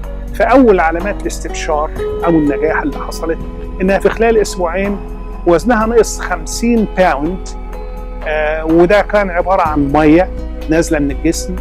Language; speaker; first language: Arabic; native; Arabic